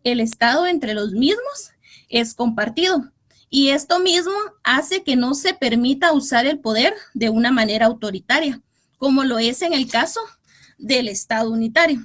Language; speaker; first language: Spanish; native; Spanish